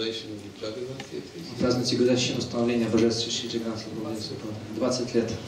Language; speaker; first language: Russian; native; Russian